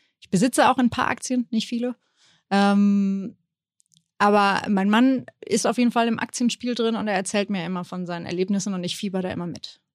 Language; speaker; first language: German; early bilingual, other home language; Spanish